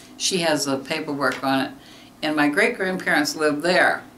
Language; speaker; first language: English; native; English